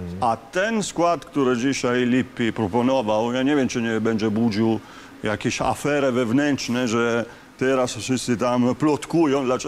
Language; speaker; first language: Polish; non-native, fluent; Italian